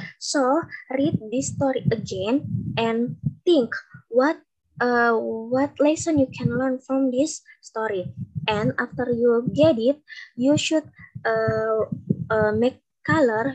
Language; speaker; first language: English; non-native, learner; Indonesian